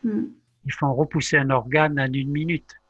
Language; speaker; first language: French; native; French